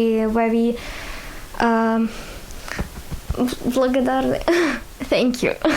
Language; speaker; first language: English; non-native, learner; Ukrainian